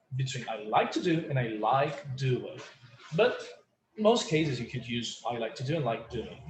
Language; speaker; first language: English; non-native, fluent; Portuguese